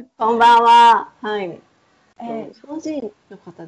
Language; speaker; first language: Japanese; native; Japanese